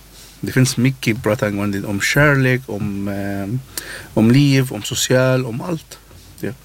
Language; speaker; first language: Swedish; non-native, learner; Arabic